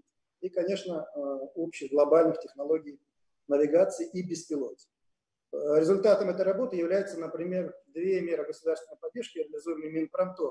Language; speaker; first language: Russian; native; Russian